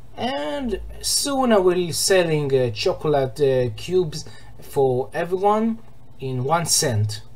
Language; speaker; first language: English; non-native, learner; Hebrew